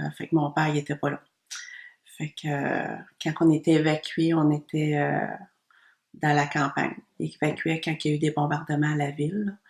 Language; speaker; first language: French; early bilingual, other home language; Vietnamese